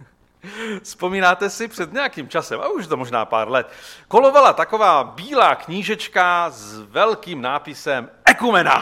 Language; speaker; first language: Czech; native; Czech